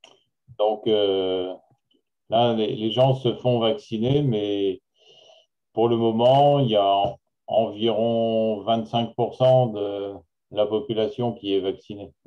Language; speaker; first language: French; native; French